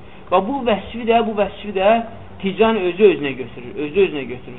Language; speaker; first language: Azerbaijani; native; Azerbaijani